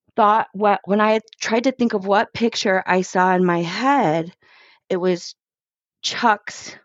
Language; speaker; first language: English; native; English